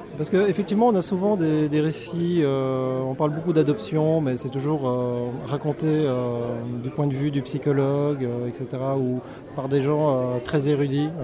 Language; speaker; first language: French; early bilingual, other home language; Korean